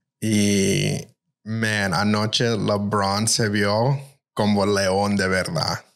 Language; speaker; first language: Spanish; early bilingual, heritage; Spanish